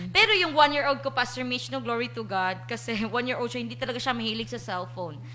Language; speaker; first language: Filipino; non-native, local second language; Cebuano